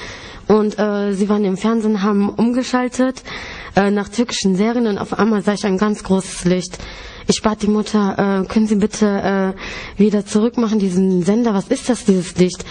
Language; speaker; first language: German; early bilingual, other home language; Greek